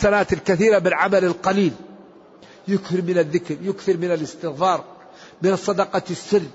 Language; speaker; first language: Arabic; native; Arabic